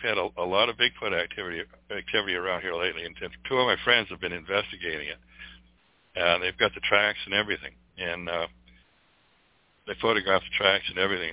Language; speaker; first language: English; native; English